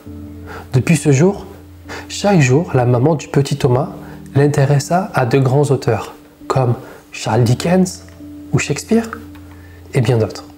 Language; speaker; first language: French; native; French